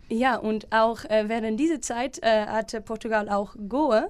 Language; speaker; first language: German; non-native, learner; Portuguese